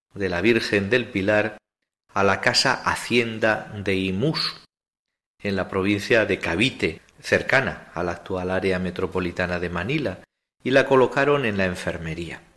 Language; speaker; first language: Spanish; native; Spanish